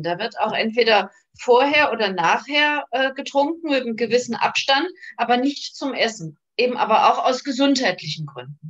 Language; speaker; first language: German; native; German